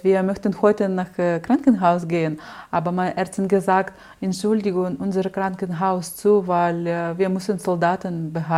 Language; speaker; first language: German; non-native, learner; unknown